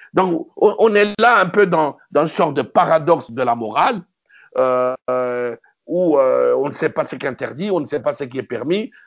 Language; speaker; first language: French; non-native, local second language; Luba-Lulua